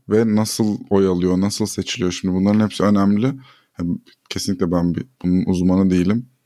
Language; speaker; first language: Turkish; native; Turkish